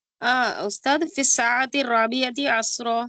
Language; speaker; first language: Arabic; non-native, learner; Tamil